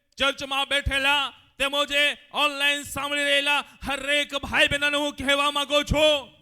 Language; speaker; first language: Gujarati; native; Gujarati